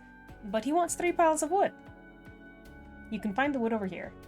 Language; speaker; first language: English; native; English